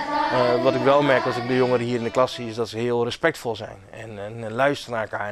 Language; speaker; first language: Dutch; native; Dutch